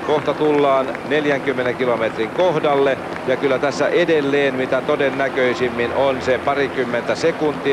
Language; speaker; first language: Finnish; native; Finnish